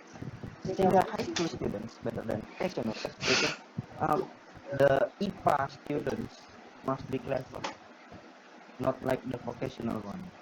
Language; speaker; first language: English; non-native, learner; Indonesian